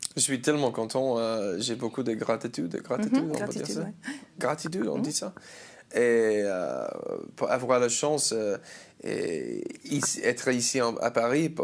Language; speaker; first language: French; non-native, learner; English